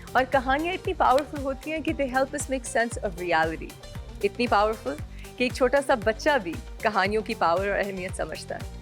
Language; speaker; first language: Urdu; native; Urdu